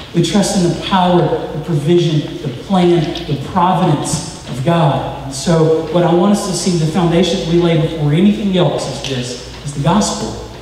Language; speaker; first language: English; native; English